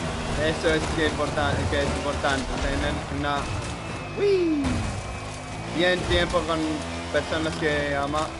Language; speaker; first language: Spanish; non-native, learner; English